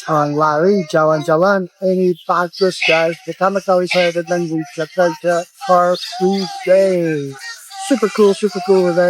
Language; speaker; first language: Indonesian; non-native, learner; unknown